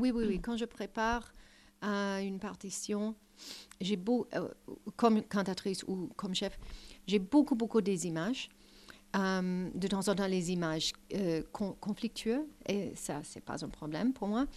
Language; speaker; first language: French; non-native, learner; English